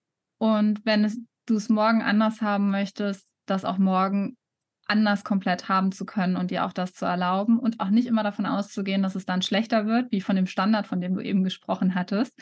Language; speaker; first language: German; native; German